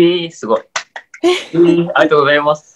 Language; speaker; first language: Japanese; native; Japanese